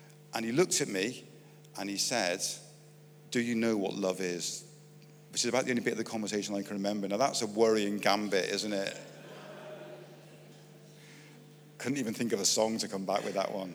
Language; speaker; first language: English; native; English